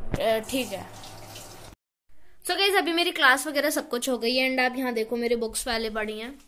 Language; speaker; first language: Hindi; native; Hindi